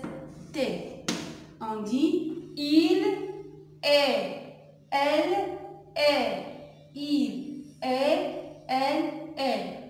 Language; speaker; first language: French; non-native, local second language; Arabic